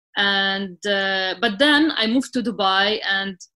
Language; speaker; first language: English; non-native, fluent; Arabic